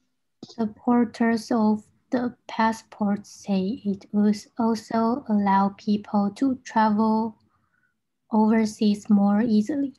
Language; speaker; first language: English; non-native, learner; Chinese